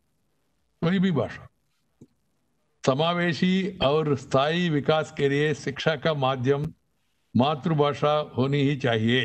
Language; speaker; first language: Hindi; non-native, local second language; Telugu